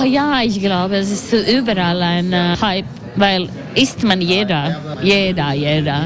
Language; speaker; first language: German; non-native, learner; Latvian